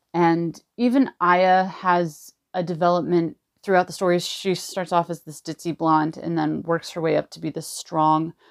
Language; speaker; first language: English; native; English